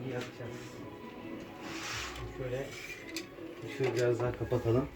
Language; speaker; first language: Turkish; native; Turkish